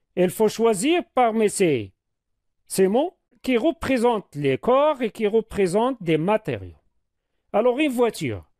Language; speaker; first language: French; non-native, local second language; Arabic